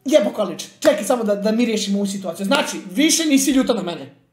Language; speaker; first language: Bosnian; native; Bosnian